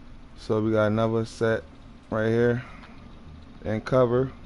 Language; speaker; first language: English; native; English